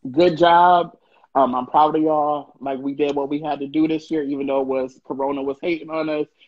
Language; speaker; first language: English; native; English